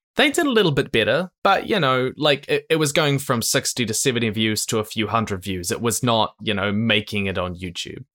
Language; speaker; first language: English; native; English